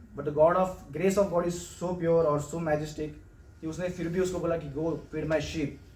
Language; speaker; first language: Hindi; non-native, local second language; Marathi